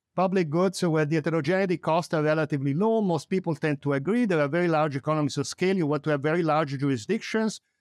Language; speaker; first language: English; non-native, fluent; Italian